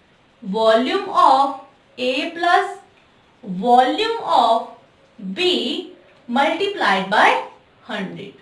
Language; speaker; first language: English; non-native, local second language; Hindi